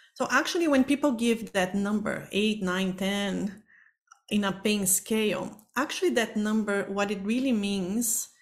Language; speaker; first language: English; non-native, fluent; Portuguese